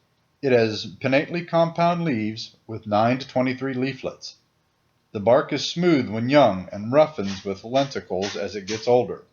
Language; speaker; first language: English; native; English